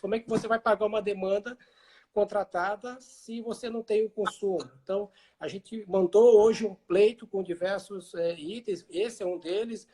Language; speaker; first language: Portuguese; native; Portuguese